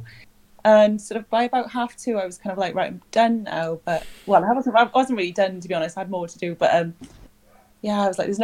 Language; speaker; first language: English; native; English